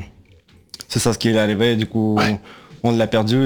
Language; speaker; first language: French; non-native, fluent; Russian